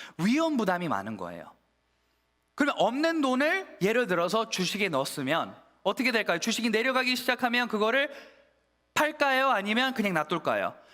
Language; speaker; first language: Korean; early bilingual, heritage; Korean